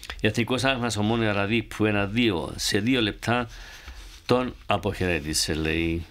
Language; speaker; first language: Greek; native; Greek